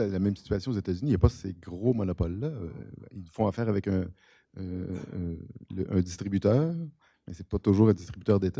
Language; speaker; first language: French; native; French